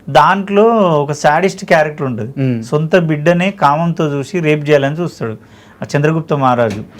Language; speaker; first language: Telugu; native; Telugu